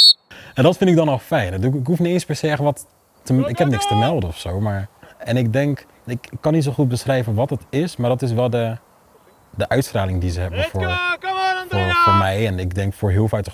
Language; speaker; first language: Dutch; native; Dutch